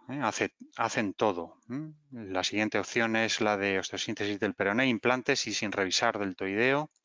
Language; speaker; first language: Spanish; native; Spanish